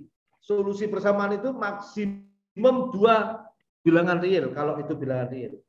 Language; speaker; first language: Indonesian; native; Indonesian